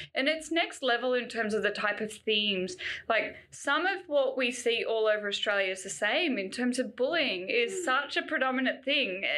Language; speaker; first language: English; native; English